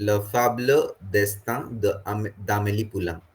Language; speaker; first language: French; non-native, fluent; Hindi